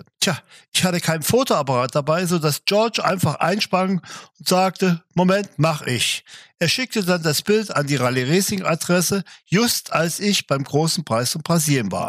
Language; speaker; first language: German; native; German